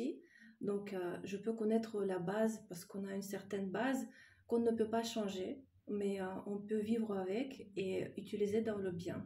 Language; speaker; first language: French; non-native, fluent; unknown